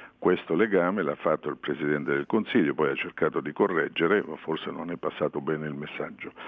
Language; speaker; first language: Italian; native; Italian